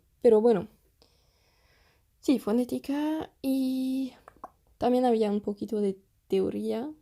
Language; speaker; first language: Spanish; non-native, fluent; French